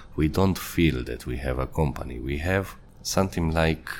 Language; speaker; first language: English; non-native, fluent; Hungarian